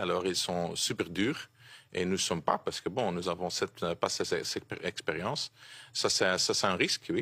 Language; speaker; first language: French; non-native, local second language; Dutch